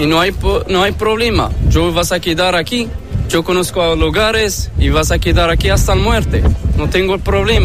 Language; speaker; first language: Spanish; non-native, learner; Arabic